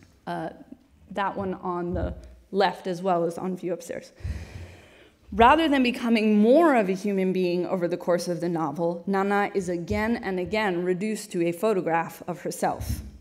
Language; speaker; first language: English; native; English